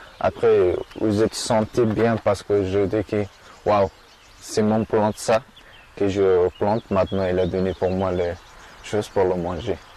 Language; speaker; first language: French; non-native, learner; Persian